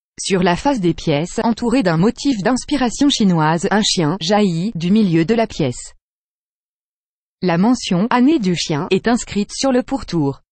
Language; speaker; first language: French; native; French